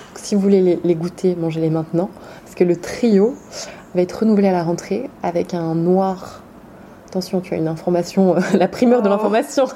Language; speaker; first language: French; native; French